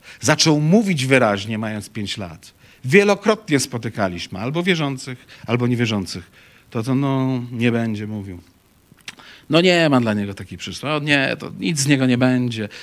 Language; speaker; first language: Polish; native; Polish